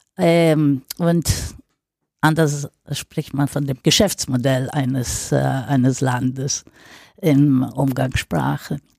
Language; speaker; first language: German; non-native, fluent; Greek